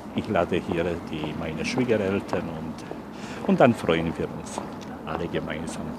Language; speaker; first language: German; non-native, fluent; Polish